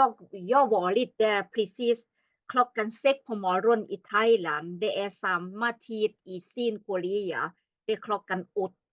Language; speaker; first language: Swedish; non-native, learner; Thai